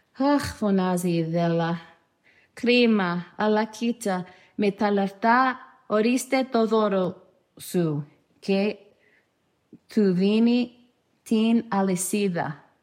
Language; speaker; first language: Greek; non-native, learner; English